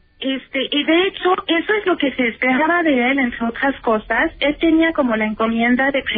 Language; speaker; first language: Spanish; native; Spanish